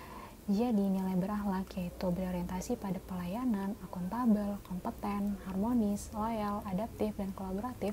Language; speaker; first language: Indonesian; native; Indonesian